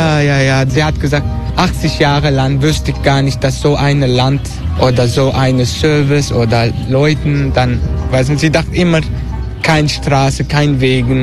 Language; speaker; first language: German; non-native, learner; Turkish